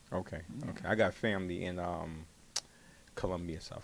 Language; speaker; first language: English; native; English